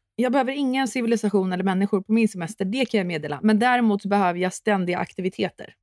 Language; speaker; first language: Swedish; native; Swedish